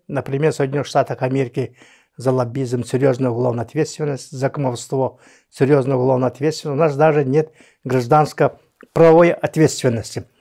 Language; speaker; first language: Russian; non-native, local second language; Yakut